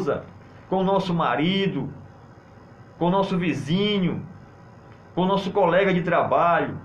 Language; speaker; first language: Portuguese; native; Portuguese